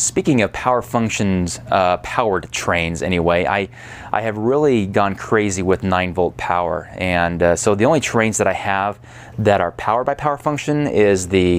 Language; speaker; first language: English; native; English